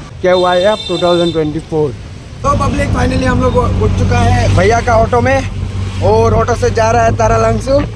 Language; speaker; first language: Hindi; non-native, local second language; Assamese